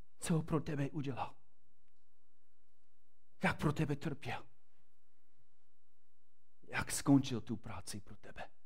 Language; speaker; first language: Czech; non-native, fluent; English